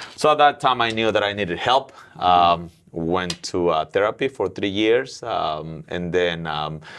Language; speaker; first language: English; non-native, fluent; Spanish